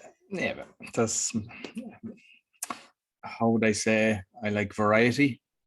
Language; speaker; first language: English; native; English